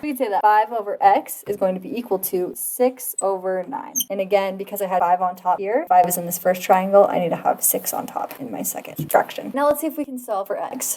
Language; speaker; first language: English; native; English